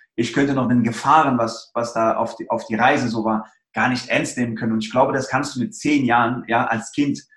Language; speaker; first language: German; early bilingual, other home language; Persian